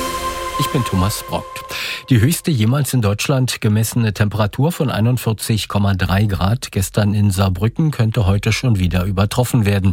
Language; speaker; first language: German; native; German